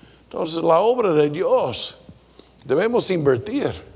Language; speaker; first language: Spanish; non-native, fluent; English